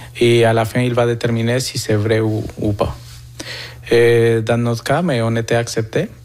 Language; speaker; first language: French; non-native, fluent; Spanish